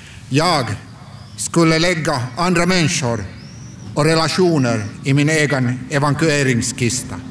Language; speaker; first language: Swedish; non-native, local second language; Finnish